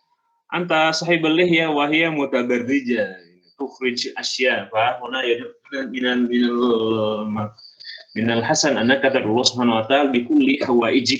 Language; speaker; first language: Arabic; non-native, fluent; Indonesian